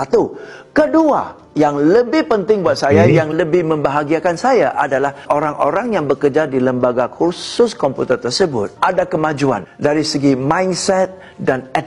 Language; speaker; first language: Indonesian; non-native, fluent; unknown